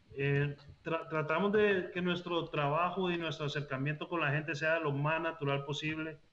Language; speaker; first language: Spanish; native; Spanish